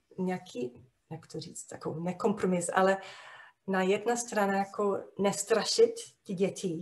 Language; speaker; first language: Czech; non-native, fluent; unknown